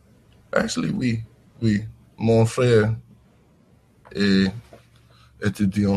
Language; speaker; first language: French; non-native, learner; English